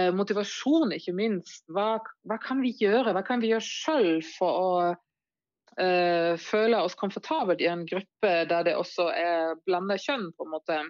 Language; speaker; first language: Norwegian; non-native, fluent; German